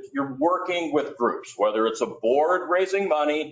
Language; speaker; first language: English; native; English